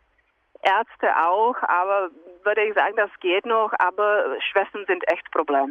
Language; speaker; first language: German; non-native, fluent; Czech